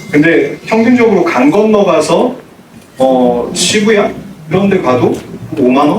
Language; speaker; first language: Korean; native; Korean